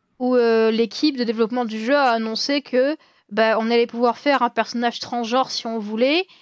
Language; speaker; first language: French; native; French